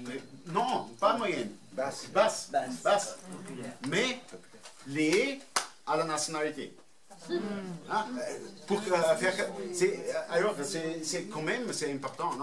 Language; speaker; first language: French; non-native, fluent; German